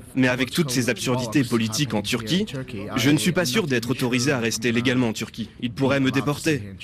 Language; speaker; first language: French; non-native, fluent; Arabic